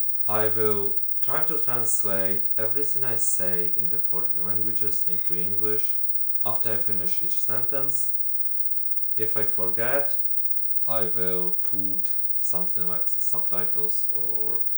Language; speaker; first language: English; non-native, fluent; Ukrainian